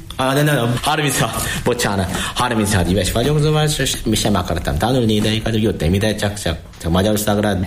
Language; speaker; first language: Hungarian; non-native, learner; Korean